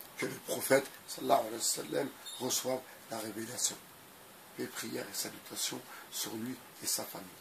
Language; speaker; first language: French; native; French